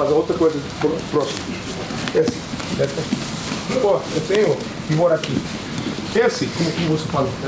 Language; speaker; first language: Portuguese; non-native, learner; English